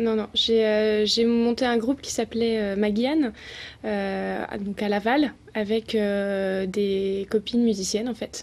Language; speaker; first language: French; native; French